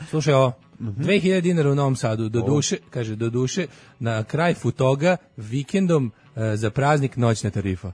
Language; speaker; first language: Serbian; native; Serbian